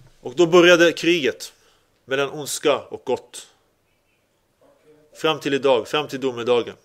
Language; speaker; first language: Swedish; early bilingual, other home language; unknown